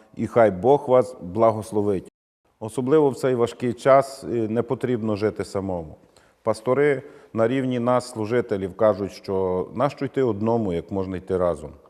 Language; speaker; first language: Ukrainian; native; Ukrainian